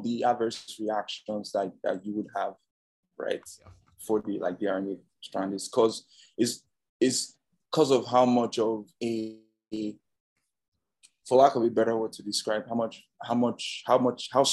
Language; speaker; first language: English; non-native, local second language; Yoruba